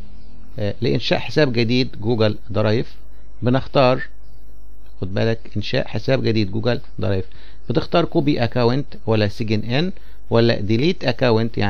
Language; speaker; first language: Arabic; native; Arabic